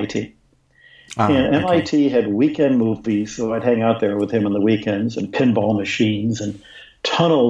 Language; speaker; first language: English; native; English